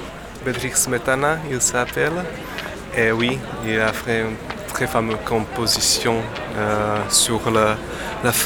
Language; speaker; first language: French; non-native, fluent; Slovak